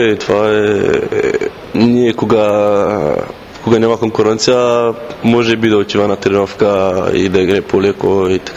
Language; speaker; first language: Bulgarian; non-native, learner; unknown